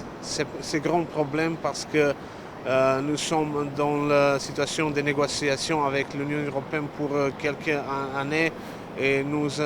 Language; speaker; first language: French; non-native, learner; Serbian